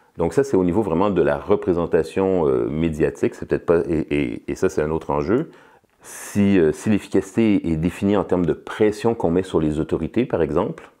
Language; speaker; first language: French; native; French